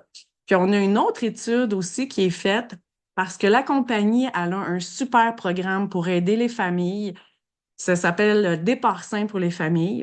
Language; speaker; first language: French; native; French